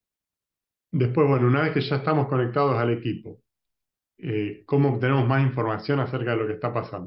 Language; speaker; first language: Spanish; native; Spanish